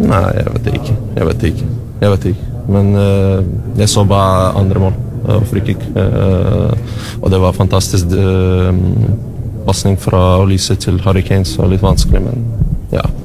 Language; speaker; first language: Norwegian; non-native, learner; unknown